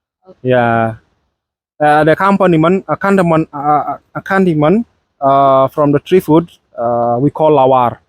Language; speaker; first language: English; non-native, fluent; Balinese